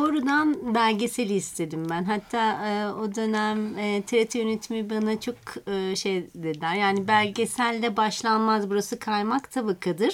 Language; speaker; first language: Turkish; native; Turkish